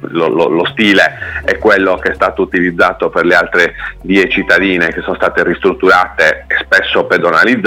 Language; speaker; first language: Italian; native; Italian